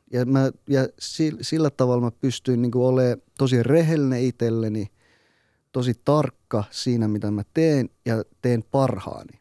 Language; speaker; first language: Finnish; early bilingual, other home language; Persian